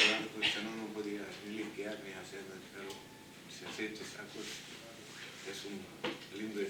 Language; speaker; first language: Spanish; non-native, fluent; Italian